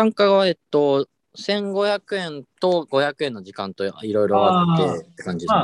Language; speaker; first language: Japanese; native; Japanese